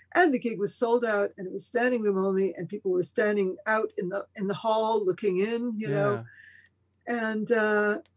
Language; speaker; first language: English; early bilingual, other home language; Spanish